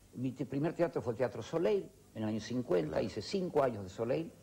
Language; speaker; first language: Spanish; early bilingual, other home language; Yiddish